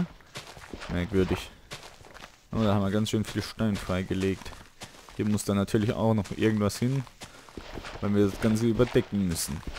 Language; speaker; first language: German; native; German